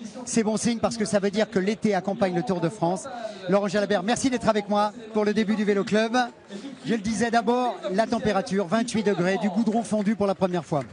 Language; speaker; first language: French; native; French